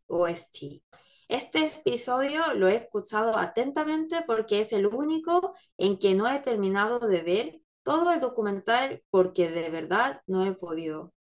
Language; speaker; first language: Spanish; non-native, fluent; Korean